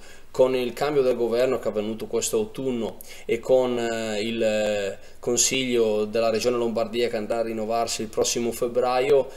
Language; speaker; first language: Italian; native; Italian